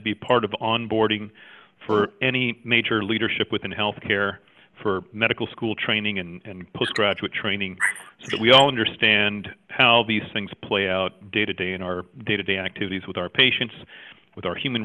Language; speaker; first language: English; native; English